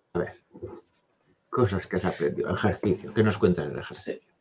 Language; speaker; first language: Spanish; native; Spanish